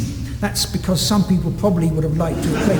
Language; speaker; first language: English; native; English